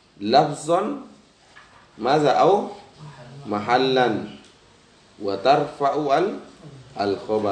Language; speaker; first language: Arabic; non-native, fluent; Indonesian